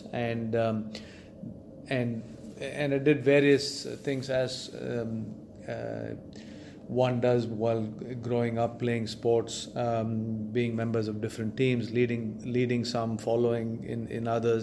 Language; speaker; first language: English; non-native, local second language; Tamil